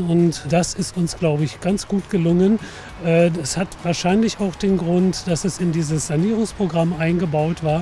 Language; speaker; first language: German; native; German